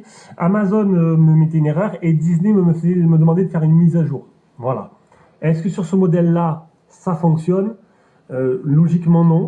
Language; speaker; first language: French; native; French